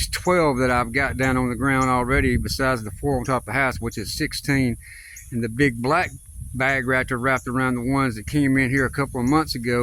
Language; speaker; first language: English; native; English